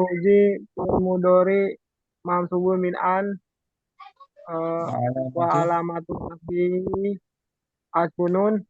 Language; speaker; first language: Arabic; non-native, learner; Indonesian